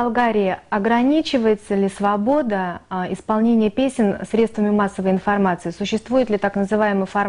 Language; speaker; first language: Russian; native; Russian